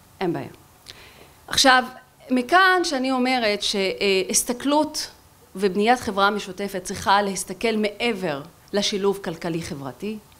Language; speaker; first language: Hebrew; non-native, local second language; Arabic